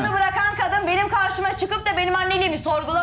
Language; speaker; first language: Turkish; native; Turkish